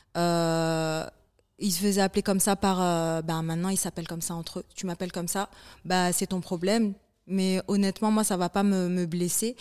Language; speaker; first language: French; early bilingual, other home language; Arabic